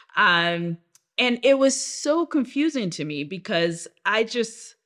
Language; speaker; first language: English; non-native, local second language; Yoruba